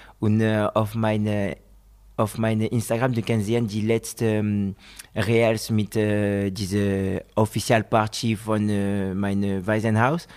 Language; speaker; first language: German; non-native, fluent; French